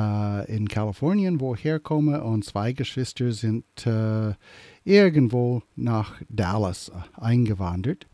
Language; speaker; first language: German; early bilingual, heritage; English